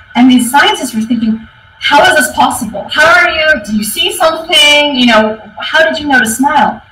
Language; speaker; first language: English; native; English